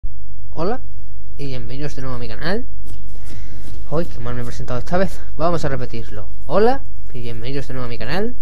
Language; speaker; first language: Spanish; native; Spanish